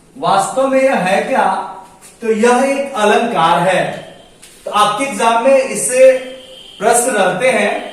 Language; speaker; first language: Hindi; native; Hindi